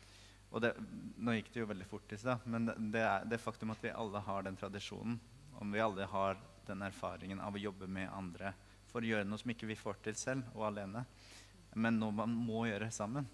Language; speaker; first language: Norwegian; native; Norwegian